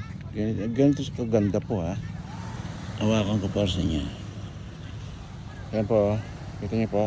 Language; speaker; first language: Filipino; native; Filipino